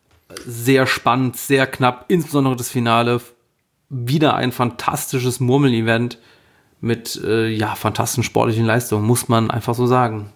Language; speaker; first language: German; native; German